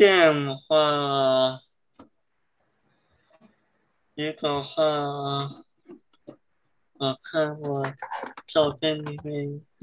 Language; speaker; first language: Chinese; early bilingual, heritage; English